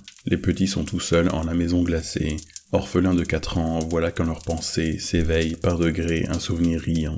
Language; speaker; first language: French; native; French